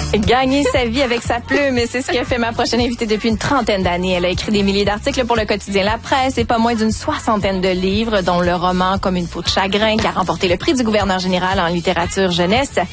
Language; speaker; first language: French; native; French